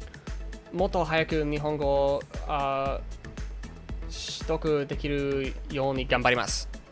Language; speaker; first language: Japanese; non-native, learner; English